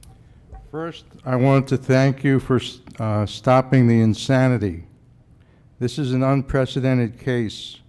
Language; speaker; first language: English; native; English